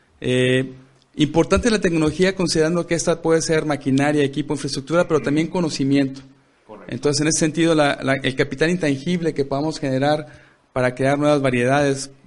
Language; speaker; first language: Spanish; native; Spanish